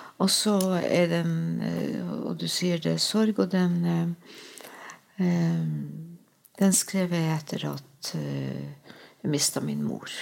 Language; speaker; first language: Norwegian; non-native, local second language; Northern Sami